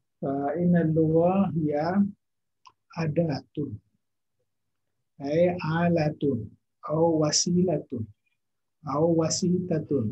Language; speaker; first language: Arabic; non-native, fluent; Indonesian